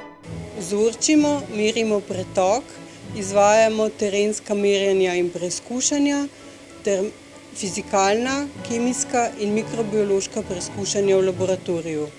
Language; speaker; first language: Slovenian; native; Slovenian